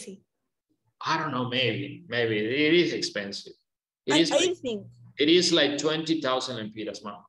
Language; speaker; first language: English; non-native, fluent; Spanish